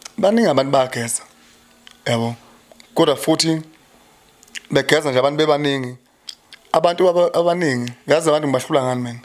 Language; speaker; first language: Zulu; native; Zulu